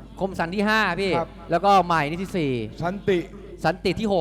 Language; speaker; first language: Thai; native; Thai